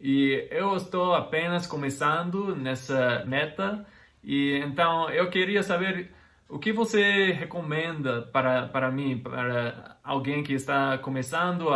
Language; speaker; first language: Portuguese; non-native, fluent; English